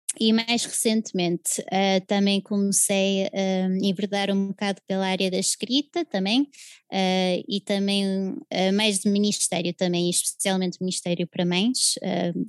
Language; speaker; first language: Portuguese; early bilingual, other home language; English